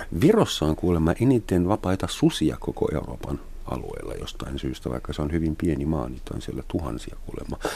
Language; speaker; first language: Finnish; non-native, fluent; German